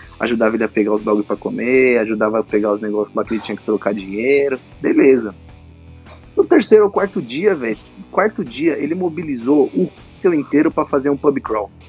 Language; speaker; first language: Portuguese; native; Portuguese